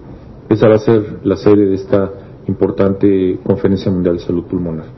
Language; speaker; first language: Spanish; native; Spanish